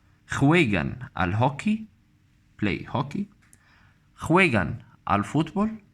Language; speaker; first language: Spanish; non-native, fluent; Arabic